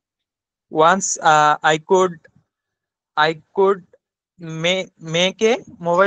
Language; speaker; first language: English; non-native, learner; Bangla